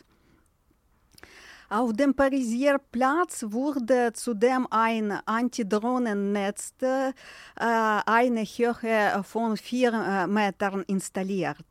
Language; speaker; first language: German; non-native, fluent; Ukrainian